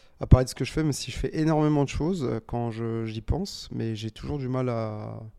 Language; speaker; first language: French; native; French